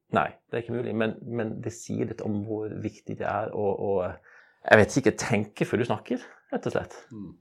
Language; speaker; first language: Norwegian; non-native, fluent; English